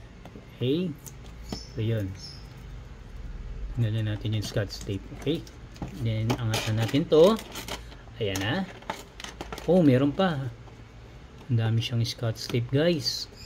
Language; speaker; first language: Filipino; native; Filipino